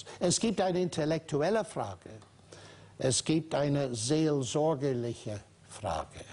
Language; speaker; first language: German; non-native, fluent; English